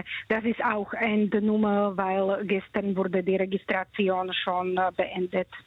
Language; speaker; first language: German; non-native, fluent; Slovak